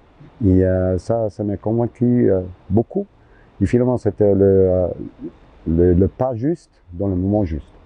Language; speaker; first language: French; non-native, local second language; German